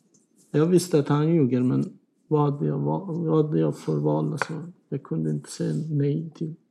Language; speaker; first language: Swedish; non-native, learner; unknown